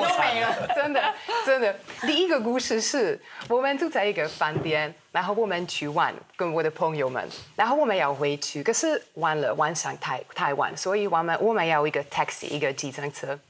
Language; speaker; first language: Chinese; non-native, fluent; Hungarian